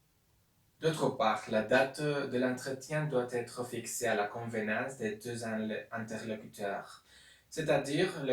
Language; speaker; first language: French; non-native, learner; Spanish